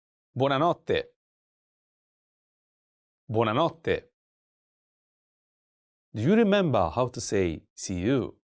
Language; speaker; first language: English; non-native, fluent; Italian